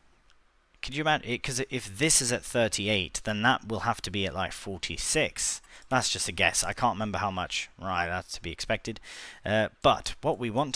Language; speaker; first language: English; native; English